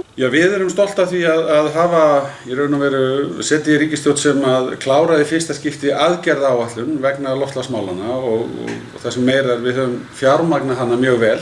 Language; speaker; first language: Icelandic; native; Icelandic